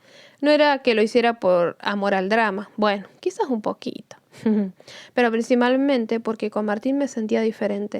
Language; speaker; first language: Spanish; native; Spanish